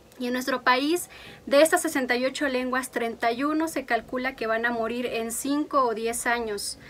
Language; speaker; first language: Spanish; non-native, local second language; Mixtepec Mixtec